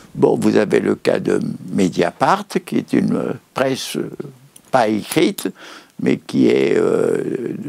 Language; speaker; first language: French; native; French